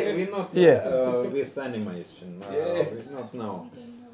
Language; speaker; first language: English; non-native, learner; Russian